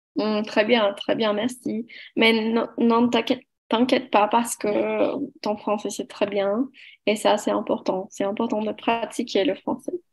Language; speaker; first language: French; non-native, learner; Portuguese